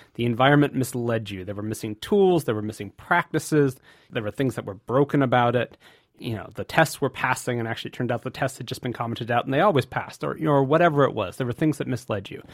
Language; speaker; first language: English; native; English